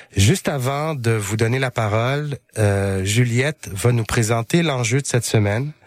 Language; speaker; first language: French; native; French